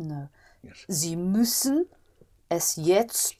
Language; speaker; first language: German; non-native, learner; English